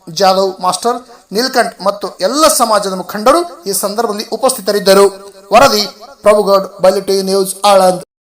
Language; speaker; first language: Kannada; native; Kannada